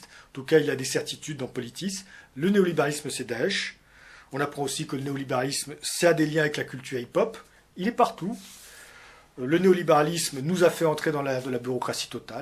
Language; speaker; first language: French; native; French